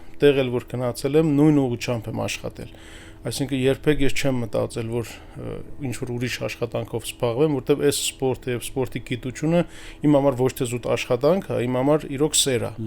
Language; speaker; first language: Armenian; early bilingual, heritage; Armenian